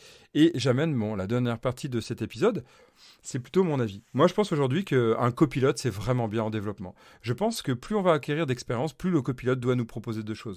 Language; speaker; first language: French; native; French